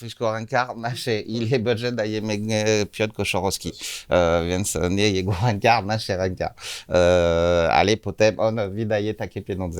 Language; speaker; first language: Polish; non-native, learner; French